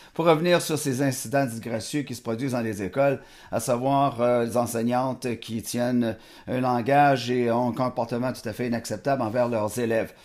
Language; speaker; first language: French; native; French